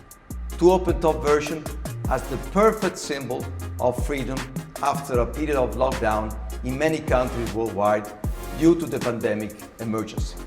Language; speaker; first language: English; non-native, fluent; Italian